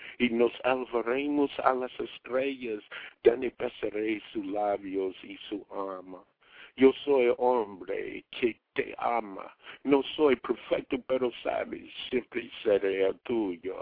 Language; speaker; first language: Spanish; non-native, learner; English